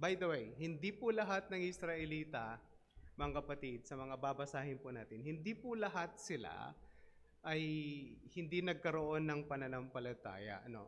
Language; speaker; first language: Filipino; non-native, local second language; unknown